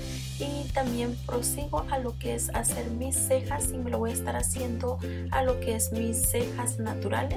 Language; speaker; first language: Spanish; native; Spanish